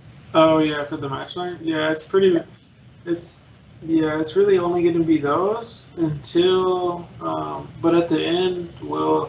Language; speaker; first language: English; native; English